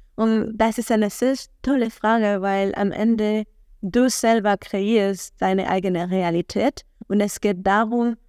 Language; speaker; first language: German; non-native, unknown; Spanish